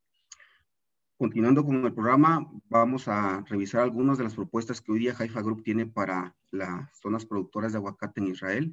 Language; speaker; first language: Spanish; native; Spanish